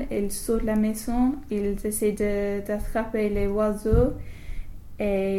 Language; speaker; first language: French; non-native, learner; English